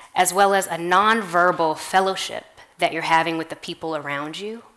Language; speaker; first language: English; native; English